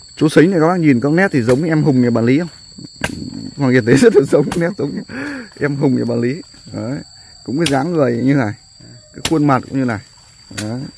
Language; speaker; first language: Vietnamese; native; Vietnamese